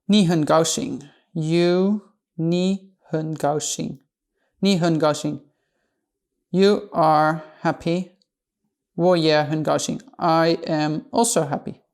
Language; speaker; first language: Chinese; non-native, learner; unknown